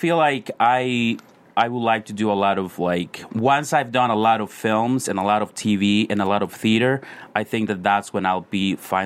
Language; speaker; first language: English; non-native, fluent; Spanish